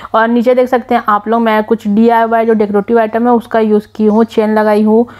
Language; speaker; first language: Hindi; non-native, local second language; Nepali